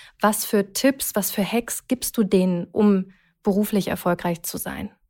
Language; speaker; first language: German; native; German